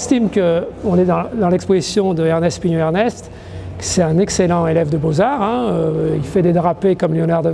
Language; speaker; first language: French; native; French